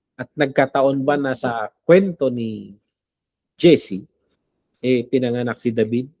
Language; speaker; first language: Filipino; non-native, local second language; Iloko